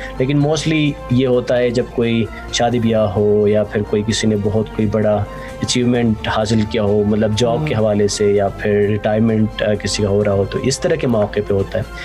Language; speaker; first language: Urdu; non-native, local second language; Khowar